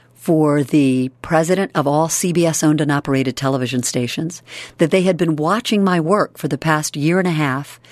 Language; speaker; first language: English; native; English